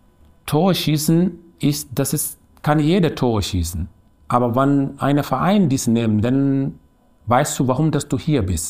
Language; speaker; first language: German; non-native, learner; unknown